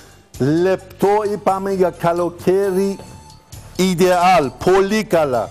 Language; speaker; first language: Greek; non-native, learner; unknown